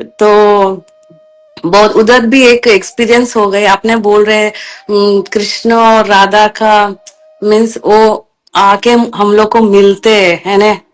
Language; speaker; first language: Hindi; non-native, local second language; Kannada